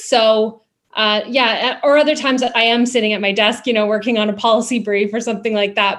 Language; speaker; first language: English; native; English